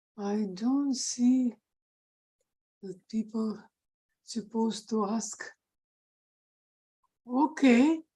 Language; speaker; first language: English; non-native, fluent; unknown